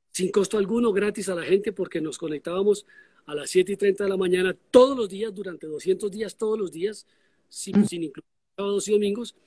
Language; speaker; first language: Spanish; native; Spanish